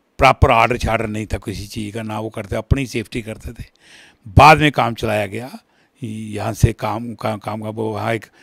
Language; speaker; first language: Hindi; non-native, local second language; Kashmiri